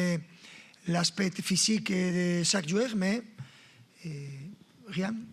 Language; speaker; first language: French; non-native, fluent; Spanish